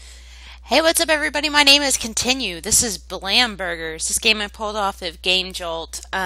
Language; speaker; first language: English; native; English